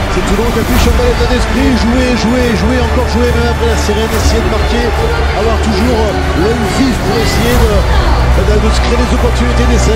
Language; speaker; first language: French; native; French